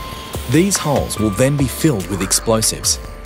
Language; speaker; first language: English; native; English